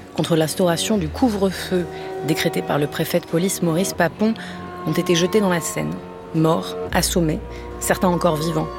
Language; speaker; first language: French; native; French